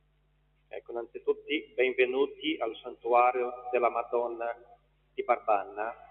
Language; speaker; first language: Italian; non-native, fluent; Portuguese